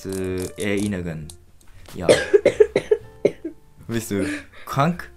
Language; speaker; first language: German; non-native, learner; Japanese